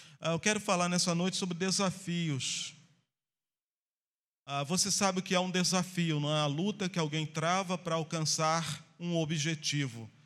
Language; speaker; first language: Portuguese; native; Portuguese